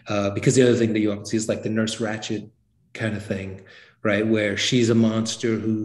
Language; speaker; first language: English; native; English